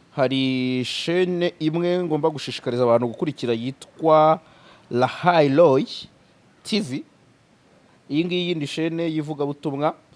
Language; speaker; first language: Kinyarwanda; native; Kinyarwanda